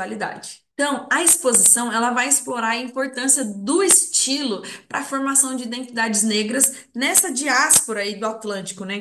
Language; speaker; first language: Portuguese; native; Portuguese